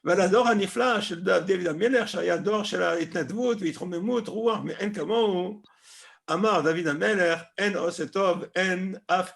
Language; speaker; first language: Hebrew; non-native, fluent; French